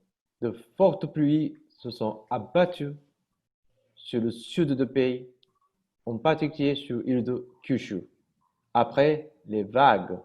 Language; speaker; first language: French; non-native, learner; Japanese